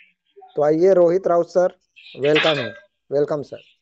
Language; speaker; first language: Hindi; native; Hindi